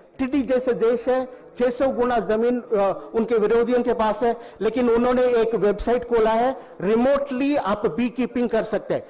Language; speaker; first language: Hindi; non-native, local second language; Tamil